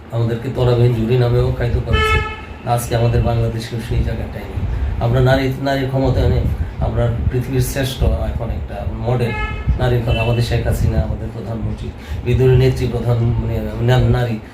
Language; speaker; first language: Bangla; native; Bangla